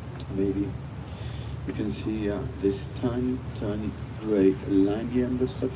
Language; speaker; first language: English; non-native, fluent; German